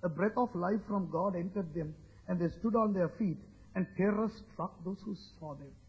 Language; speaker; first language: English; non-native, local second language; Sinhala